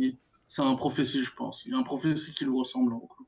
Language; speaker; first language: French; native; French